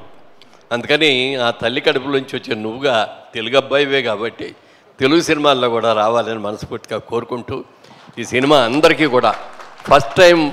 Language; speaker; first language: Telugu; native; Telugu